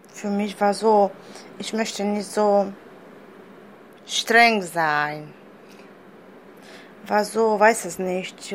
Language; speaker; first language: German; non-native, learner; Romanian